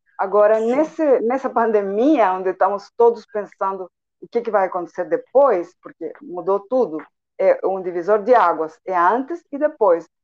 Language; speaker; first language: Portuguese; non-native, fluent; Spanish